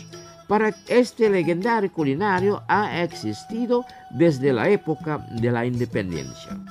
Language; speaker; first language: Spanish; non-native, fluent; Indonesian